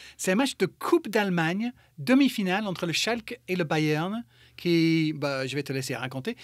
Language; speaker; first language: French; non-native, fluent; English